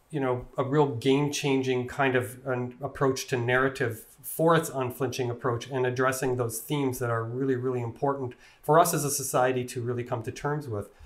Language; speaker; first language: English; native; English